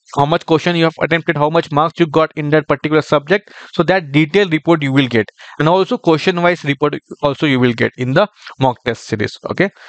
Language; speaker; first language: English; non-native, local second language; Marathi